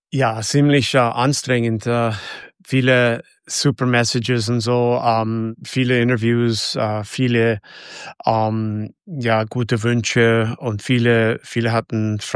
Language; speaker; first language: German; non-native, fluent; English